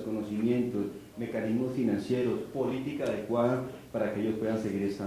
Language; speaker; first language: Spanish; native; Spanish